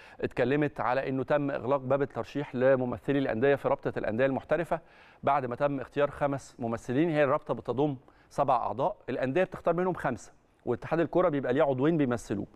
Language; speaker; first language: Arabic; native; Arabic